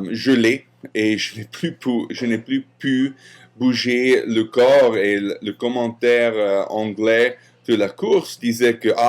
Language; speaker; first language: French; non-native, fluent; German